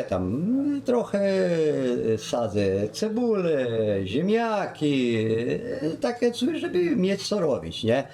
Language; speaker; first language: Polish; early bilingual, heritage; Polish